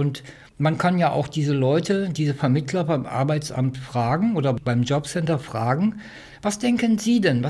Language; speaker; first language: German; native; German